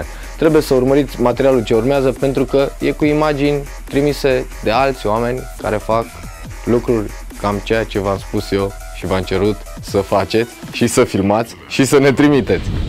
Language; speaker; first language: Romanian; native; Romanian